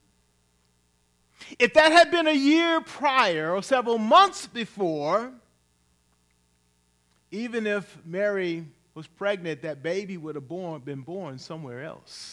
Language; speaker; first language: English; native; English